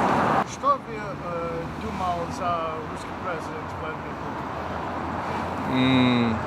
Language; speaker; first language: Russian; non-native, learner; English